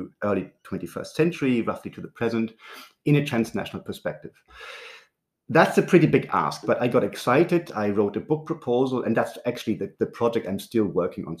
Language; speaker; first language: English; non-native, fluent; German